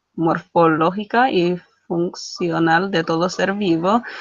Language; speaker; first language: Spanish; non-native, learner; English